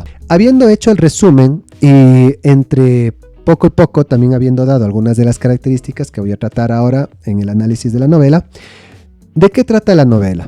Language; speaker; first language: Spanish; native; Spanish